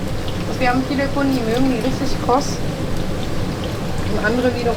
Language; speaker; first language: German; native; German